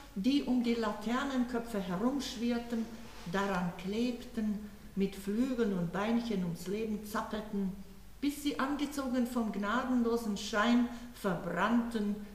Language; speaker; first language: German; non-native, fluent; Slovak